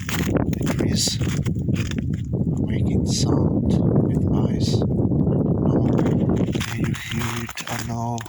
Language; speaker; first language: English; non-native, learner; Ukrainian